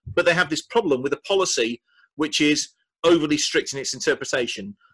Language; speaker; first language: English; native; English